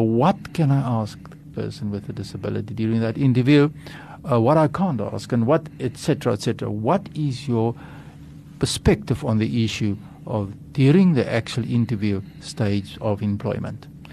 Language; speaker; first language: English; non-native, local second language; Afrikaans